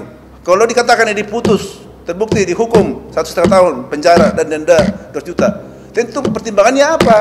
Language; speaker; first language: Indonesian; native; Indonesian